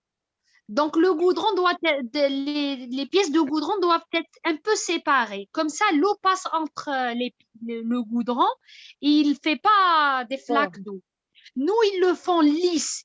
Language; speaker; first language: French; non-native, local second language; Arabic